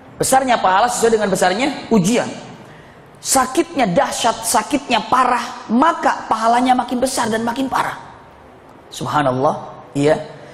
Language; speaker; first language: Indonesian; non-native, fluent; Sundanese